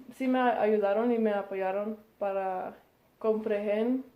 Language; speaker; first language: Spanish; early bilingual, heritage; Spanish